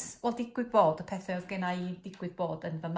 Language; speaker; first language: Welsh; native; Welsh